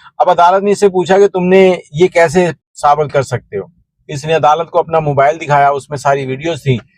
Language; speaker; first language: Urdu; non-native, local second language; Punjabi